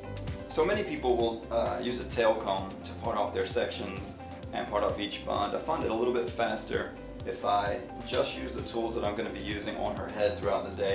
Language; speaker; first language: English; native; English